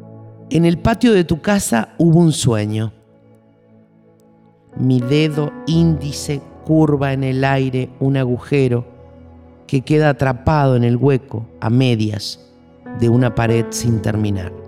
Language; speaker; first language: Spanish; native; Spanish